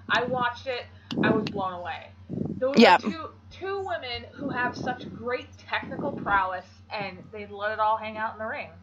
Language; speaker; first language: English; native; English